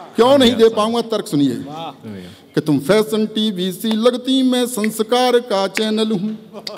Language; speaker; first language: Hindi; native; Hindi